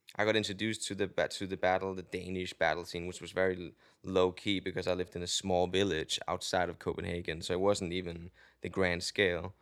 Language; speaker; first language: English; non-native, fluent; Danish